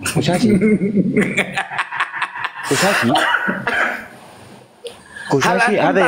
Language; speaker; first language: Arabic; native; Arabic